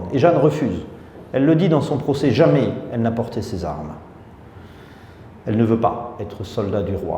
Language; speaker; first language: French; native; French